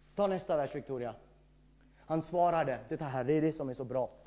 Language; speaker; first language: Swedish; non-native, fluent; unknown